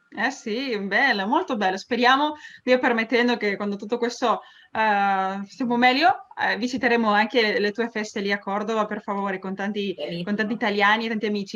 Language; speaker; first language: Italian; early bilingual, heritage; Spanish